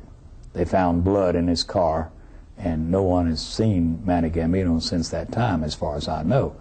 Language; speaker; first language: English; native; English